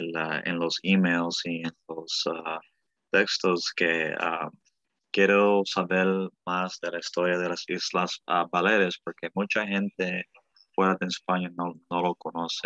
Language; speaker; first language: Spanish; early bilingual, heritage; Spanish